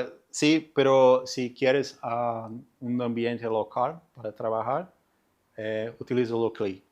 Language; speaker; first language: Spanish; non-native, learner; Portuguese